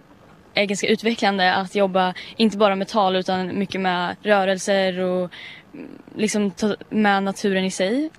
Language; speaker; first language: Swedish; native; Swedish